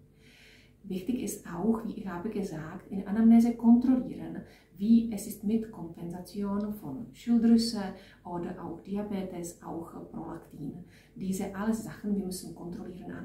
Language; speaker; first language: German; non-native, fluent; Czech